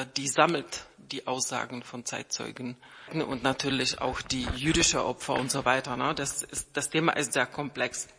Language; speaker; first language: German; non-native, fluent; Czech